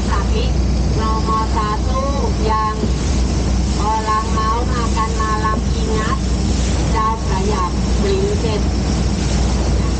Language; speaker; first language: Indonesian; non-native, fluent; Thai